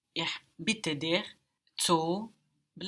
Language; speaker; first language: German; non-native, learner; English